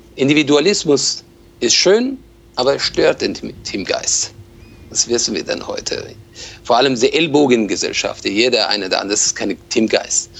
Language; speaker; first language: German; non-native, fluent; Persian